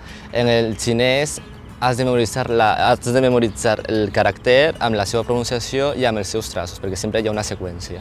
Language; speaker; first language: Catalan; non-native, local second language; Chinese